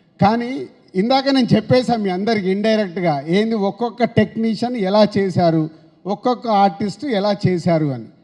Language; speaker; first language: Telugu; native; Telugu